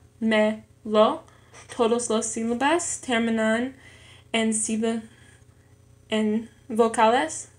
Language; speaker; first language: Spanish; non-native, learner; English